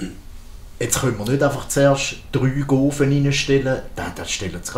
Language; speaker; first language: German; native; German